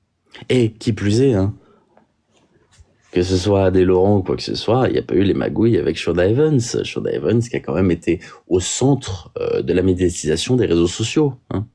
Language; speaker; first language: French; native; French